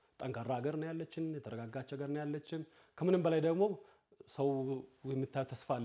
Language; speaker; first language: Amharic; native; Amharic